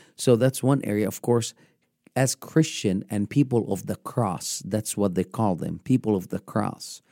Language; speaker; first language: English; non-native, fluent; Arabic